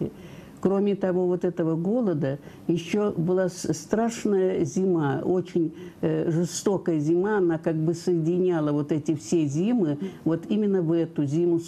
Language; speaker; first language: Russian; native; Russian